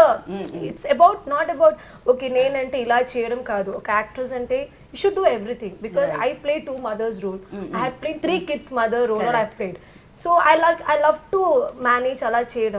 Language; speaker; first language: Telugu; non-native, learner; Malayalam